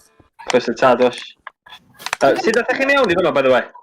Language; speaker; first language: Welsh; native; Welsh